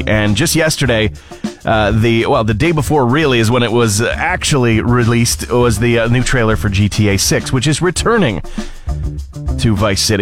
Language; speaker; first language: English; native; English